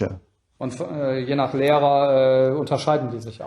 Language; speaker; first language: German; native; German